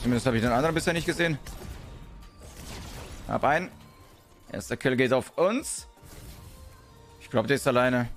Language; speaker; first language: German; native; German